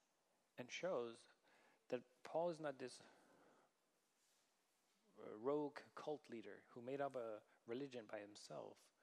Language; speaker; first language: English; non-native, fluent; Danish